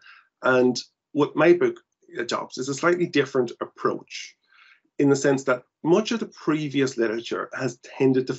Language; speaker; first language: English; native; English